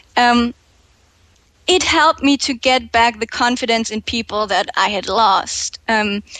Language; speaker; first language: English; non-native, fluent; German